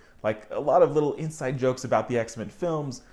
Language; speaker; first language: English; native; English